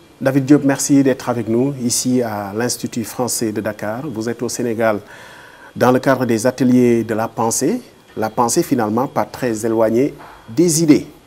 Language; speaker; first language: French; non-native, local second language; Wolof